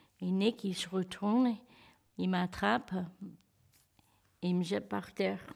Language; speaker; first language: French; non-native, fluent; English